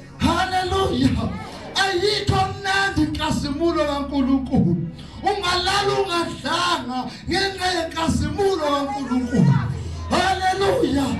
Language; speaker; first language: Zulu; native; Zulu